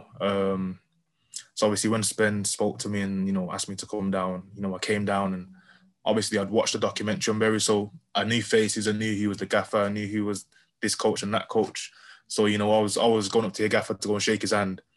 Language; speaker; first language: English; native; English